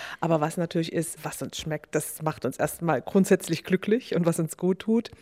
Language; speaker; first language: German; native; German